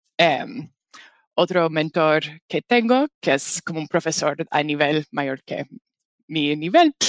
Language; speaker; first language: Spanish; non-native, fluent; English